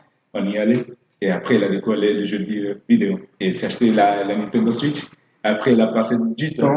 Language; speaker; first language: French; non-native, fluent; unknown